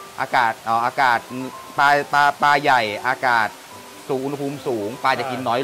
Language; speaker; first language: Thai; native; Thai